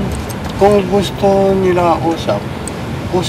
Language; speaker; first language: Filipino; non-native, learner; Japanese